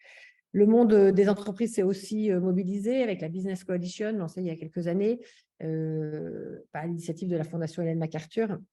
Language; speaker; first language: French; native; French